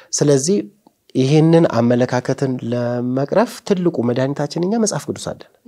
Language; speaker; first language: Amharic; native; Amharic